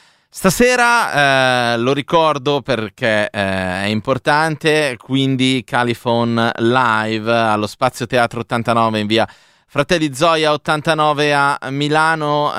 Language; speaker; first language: Italian; native; Italian